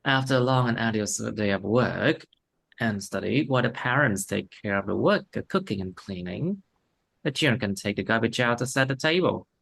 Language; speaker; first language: English; non-native, fluent; Vietnamese